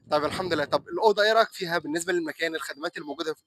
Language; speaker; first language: Arabic; native; Arabic